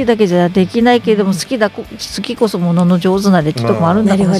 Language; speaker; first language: Japanese; native; Japanese